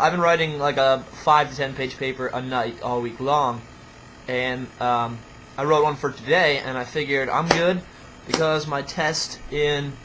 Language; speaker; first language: English; native; English